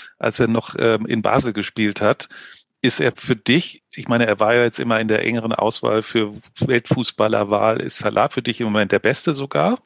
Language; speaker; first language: German; native; German